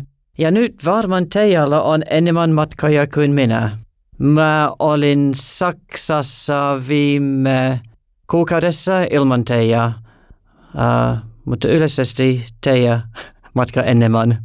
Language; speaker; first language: Finnish; non-native, learner; English